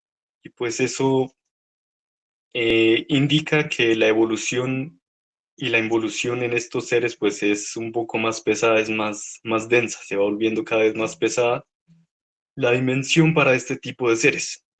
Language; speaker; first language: Spanish; native; Spanish